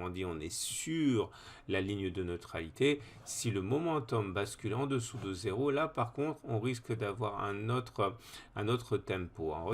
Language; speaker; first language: French; native; French